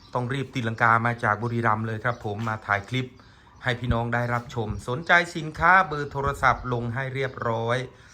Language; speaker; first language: Thai; non-native, local second language; Northern Khmer